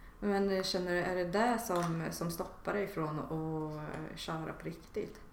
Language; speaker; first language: Swedish; native; Swedish